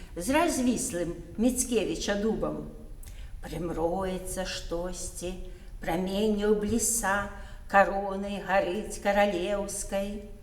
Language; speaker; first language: Belarusian; native; Belarusian